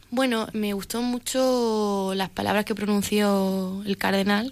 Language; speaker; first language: Spanish; native; Spanish